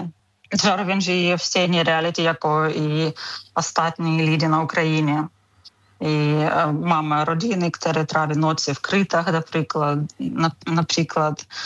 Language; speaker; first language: Czech; non-native, learner; Ukrainian